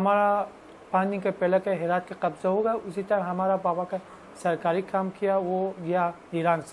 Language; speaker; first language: Hindi; non-native, learner; Persian